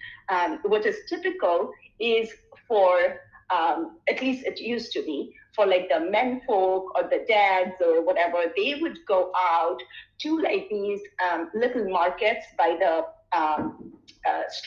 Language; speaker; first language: English; non-native, local second language; Bangla